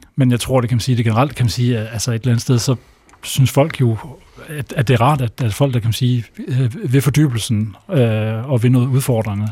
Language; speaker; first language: Danish; native; Danish